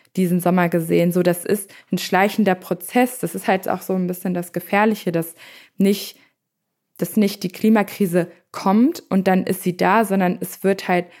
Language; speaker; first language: German; native; German